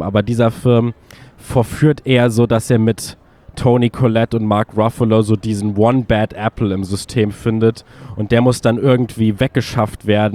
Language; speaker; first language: German; native; German